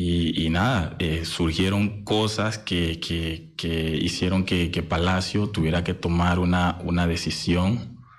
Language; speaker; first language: Spanish; native; Spanish